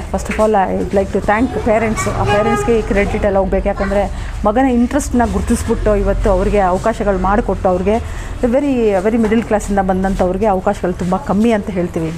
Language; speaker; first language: Kannada; native; Kannada